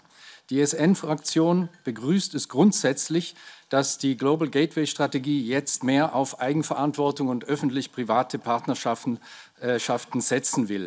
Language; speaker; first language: German; native; German